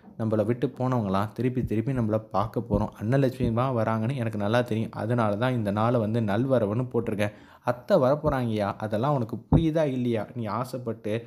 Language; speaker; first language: Tamil; native; Tamil